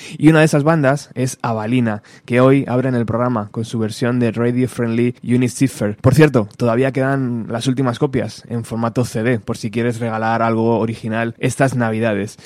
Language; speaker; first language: Spanish; native; Spanish